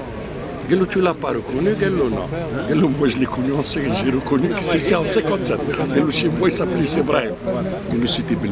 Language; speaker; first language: French; non-native, local second language; Arabic